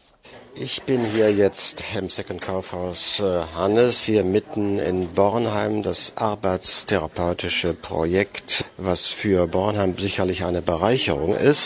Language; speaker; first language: German; native; German